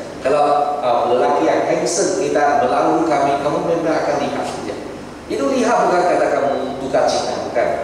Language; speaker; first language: Malay; non-native, local second language; Chinese